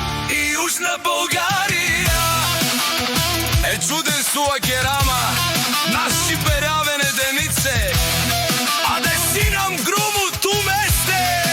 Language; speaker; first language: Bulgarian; non-native, local second language; Romany